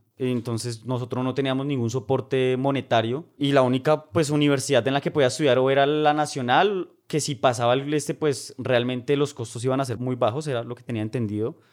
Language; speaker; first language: Spanish; native; Spanish